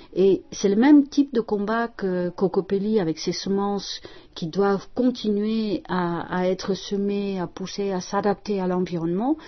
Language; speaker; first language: French; non-native, fluent; Dutch